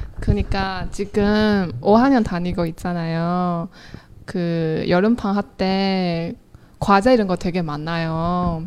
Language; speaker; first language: Korean; non-native, fluent; Chinese